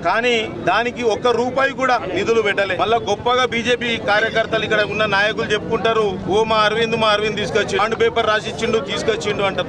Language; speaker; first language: Telugu; native; Telugu